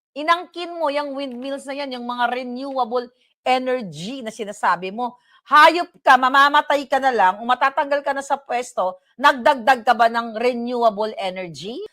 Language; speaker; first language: Filipino; non-native, local second language; Cebuano